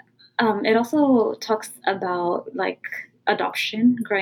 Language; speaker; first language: English; native; English